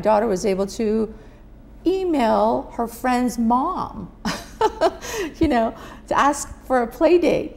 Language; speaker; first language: English; non-native, fluent; Persian